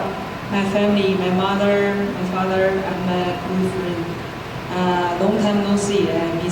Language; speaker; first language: English; non-native, learner; Chinese